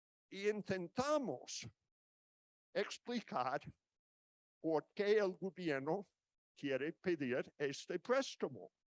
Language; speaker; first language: Spanish; non-native, fluent; English